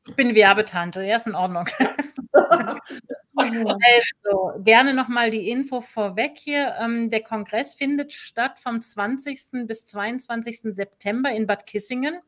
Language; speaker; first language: German; native; German